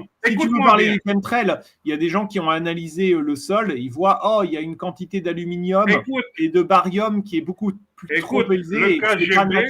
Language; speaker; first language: French; native; French